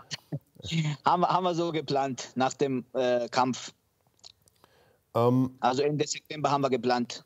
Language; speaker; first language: German; non-native, learner; Georgian